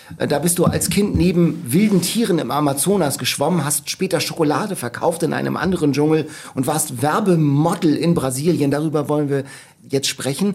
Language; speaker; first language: German; native; German